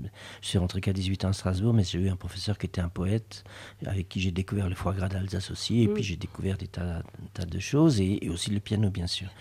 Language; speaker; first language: French; native; French